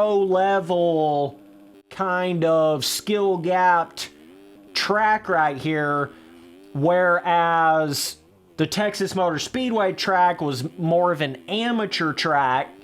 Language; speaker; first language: English; native; English